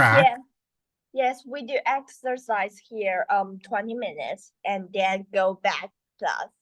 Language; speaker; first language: English; non-native, learner; Chinese